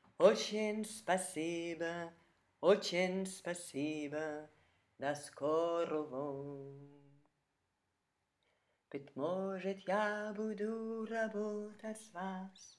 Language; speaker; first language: Russian; non-native, learner; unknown